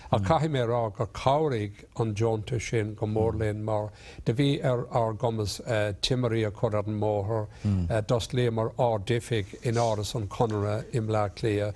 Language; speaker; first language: Irish; non-native, local second language; English